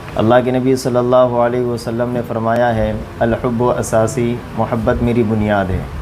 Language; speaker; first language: Urdu; native; Urdu